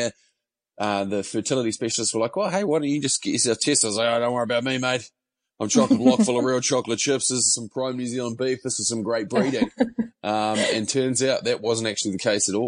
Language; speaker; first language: English; native; English